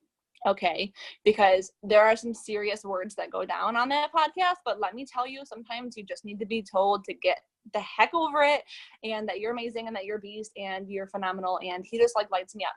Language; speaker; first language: English; native; English